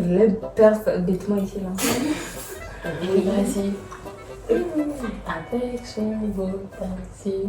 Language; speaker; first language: French; native; French